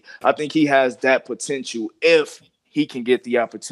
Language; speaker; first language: English; native; English